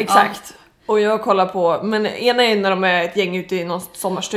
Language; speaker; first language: Swedish; native; Swedish